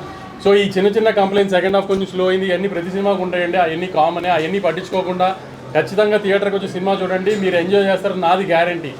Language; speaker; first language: Telugu; native; Telugu